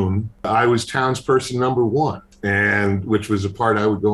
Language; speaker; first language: English; native; English